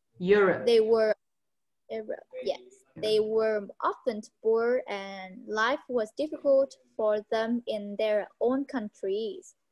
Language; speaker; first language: English; non-native, learner; Vietnamese